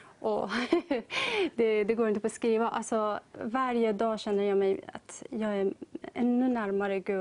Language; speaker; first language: Swedish; non-native, learner; Persian